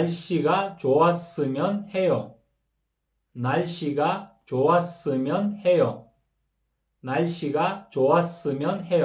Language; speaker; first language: Korean; non-native, fluent; Kyrgyz